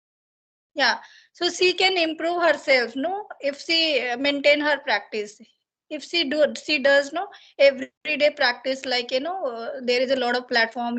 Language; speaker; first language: English; non-native, learner; Hindi